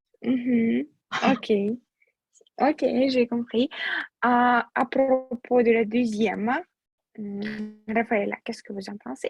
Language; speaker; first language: French; non-native, fluent; Russian